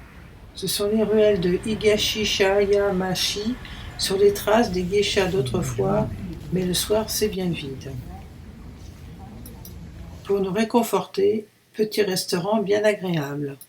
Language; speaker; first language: French; native; French